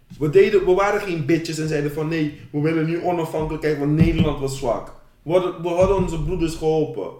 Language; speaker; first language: Dutch; non-native, local second language; Papiamento